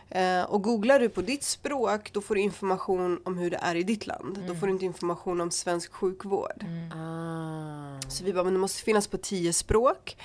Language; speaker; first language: Swedish; early bilingual, other home language; Kurdish